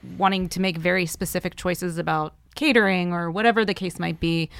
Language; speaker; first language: English; native; English